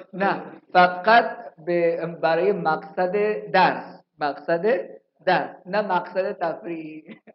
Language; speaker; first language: Persian; non-native, fluent; Urdu